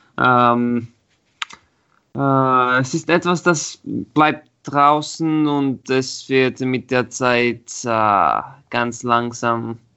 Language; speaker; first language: German; non-native, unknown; Italian